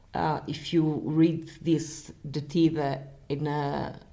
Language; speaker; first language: English; non-native, fluent; Portuguese